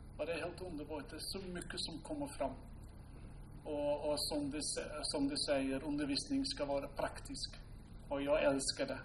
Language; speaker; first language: Swedish; non-native, fluent; Dutch